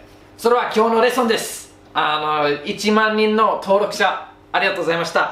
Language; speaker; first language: Japanese; non-native, fluent; English